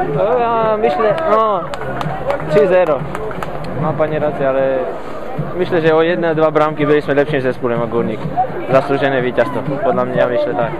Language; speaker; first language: Polish; non-native, learner; Slovak